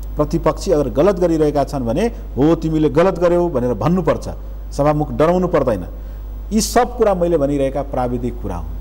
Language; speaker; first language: Nepali; non-native, local second language; Maithili